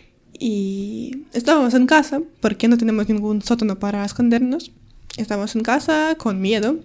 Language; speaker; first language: Spanish; non-native, learner; Ukrainian